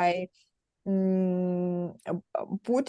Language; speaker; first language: English; non-native, learner; Russian